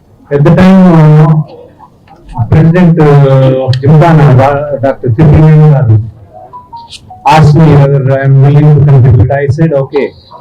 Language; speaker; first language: English; non-native, local second language; Telugu